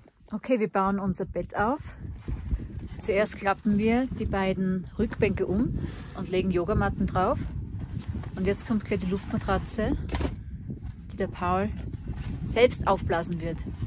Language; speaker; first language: German; native; German